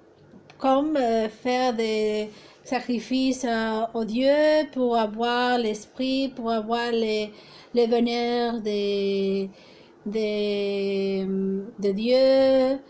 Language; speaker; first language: French; non-native, fluent; Spanish